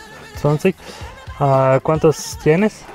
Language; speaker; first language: Spanish; non-native, learner; German